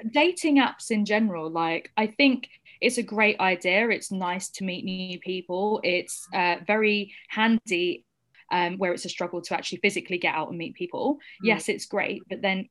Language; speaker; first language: English; native; English